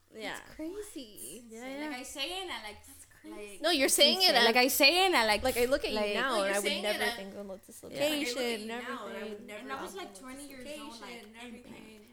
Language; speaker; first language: English; early bilingual, other home language; Spanish